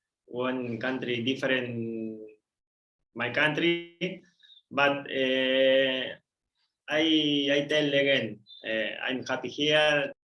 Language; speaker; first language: English; non-native, learner; Spanish